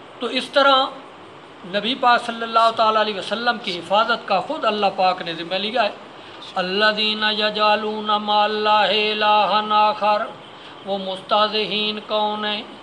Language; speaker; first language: Urdu; non-native, local second language; Punjabi